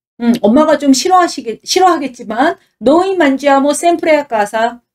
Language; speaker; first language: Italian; non-native, fluent; Korean